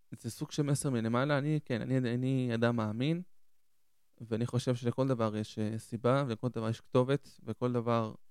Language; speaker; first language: Hebrew; early bilingual, other home language; Spanish